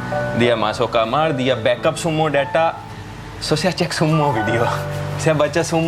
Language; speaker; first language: Indonesian; non-native, fluent; Hindi